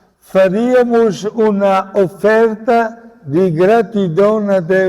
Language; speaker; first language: Portuguese; non-native, fluent; Italian